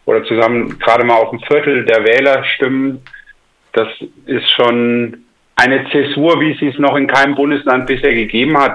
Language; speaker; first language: German; native; German